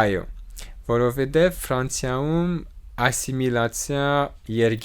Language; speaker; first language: Armenian; non-native, learner; French